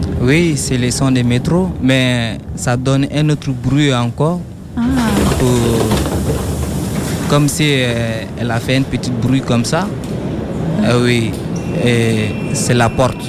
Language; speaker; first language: French; non-native, learner; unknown